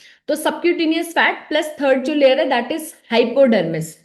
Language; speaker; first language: Hindi; native; Hindi